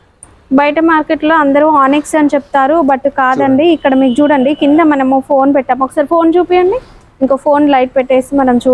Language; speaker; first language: Telugu; native; Telugu